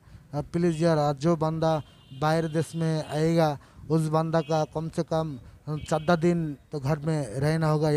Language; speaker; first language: Hindi; non-native, learner; Bangla